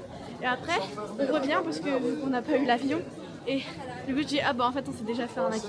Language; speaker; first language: French; native; French